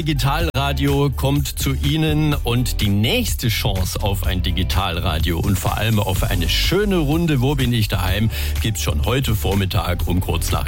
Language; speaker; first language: German; native; German